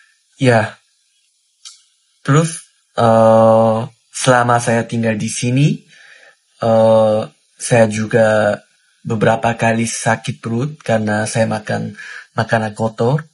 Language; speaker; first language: Indonesian; non-native, learner; Korean